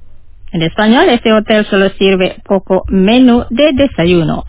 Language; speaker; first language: Spanish; non-native, fluent; Indonesian